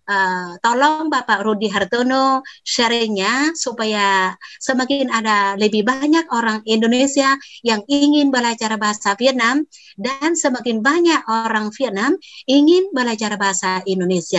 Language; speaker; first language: Indonesian; non-native, fluent; Vietnamese